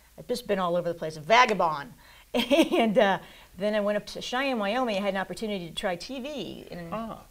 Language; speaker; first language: English; native; English